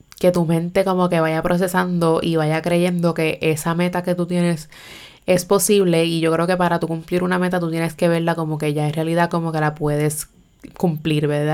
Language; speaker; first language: Spanish; native; Spanish